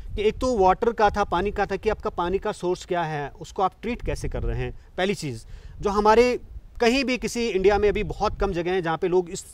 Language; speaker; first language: Hindi; native; Hindi